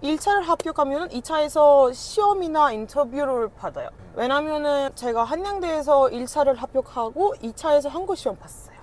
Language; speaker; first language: Korean; non-native, fluent; Turkish